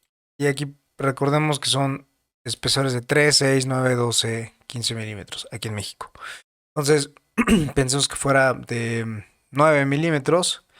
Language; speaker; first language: Spanish; native; Spanish